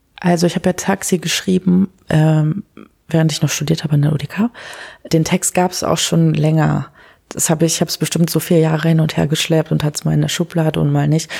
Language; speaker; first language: German; early bilingual, other home language; Kurdish